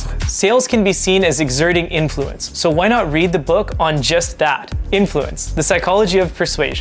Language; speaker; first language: English; native; English